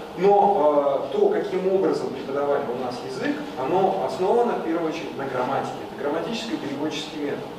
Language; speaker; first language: Russian; native; Russian